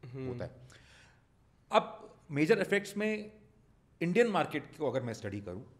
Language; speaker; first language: Hindi; non-native, local second language; Marwari